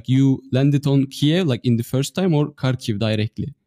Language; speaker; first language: English; non-native, fluent; Turkish